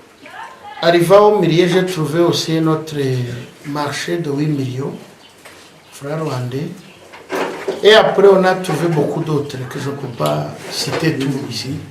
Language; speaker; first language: French; non-native, local second language; Kinyarwanda